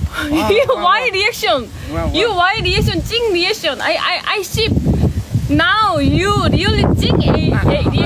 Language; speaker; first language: English; non-native, learner; Korean